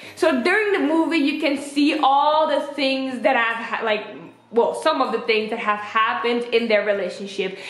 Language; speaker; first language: English; native; English